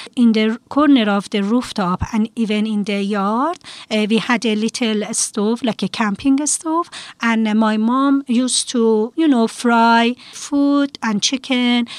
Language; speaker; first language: English; non-native, fluent; Persian